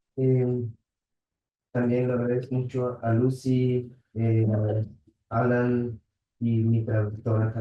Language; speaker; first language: Spanish; non-native, local second language; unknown